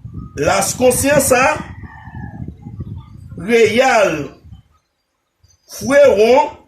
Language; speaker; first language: Spanish; non-native, learner; Haitian Creole